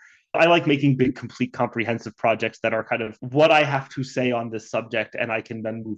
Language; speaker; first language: English; native; English